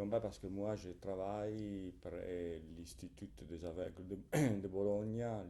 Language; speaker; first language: French; non-native, fluent; Italian